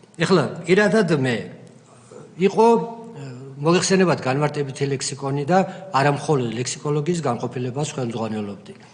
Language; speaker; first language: Georgian; native; Georgian